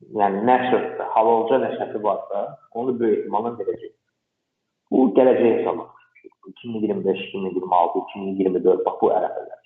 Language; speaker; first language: Azerbaijani; non-native, local second language; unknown